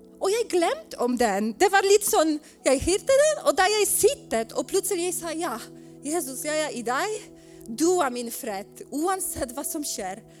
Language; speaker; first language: Swedish; non-native, learner; Polish